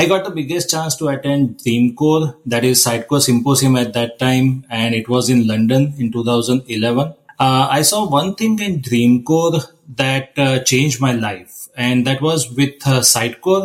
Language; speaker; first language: English; non-native, local second language; Gujarati